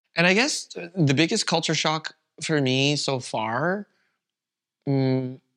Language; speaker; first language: English; non-native, fluent; Vietnamese